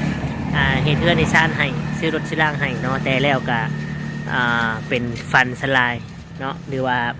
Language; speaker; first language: Thai; non-native, local second language; Lao